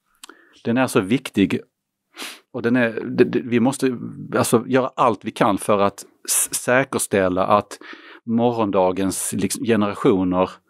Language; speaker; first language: Swedish; native; Swedish